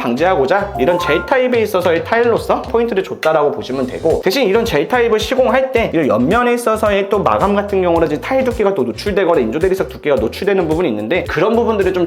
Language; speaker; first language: Korean; native; Korean